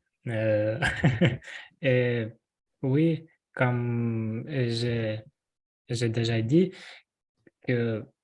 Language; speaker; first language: French; non-native, learner; Russian